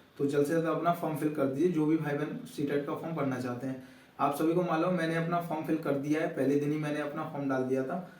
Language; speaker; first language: Hindi; native; Hindi